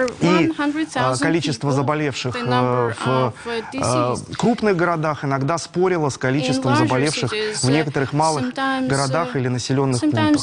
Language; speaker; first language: Russian; native; Russian